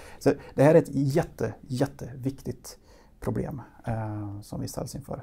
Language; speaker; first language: Swedish; native; Swedish